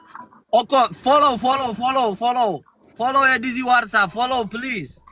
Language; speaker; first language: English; non-native, learner; Amharic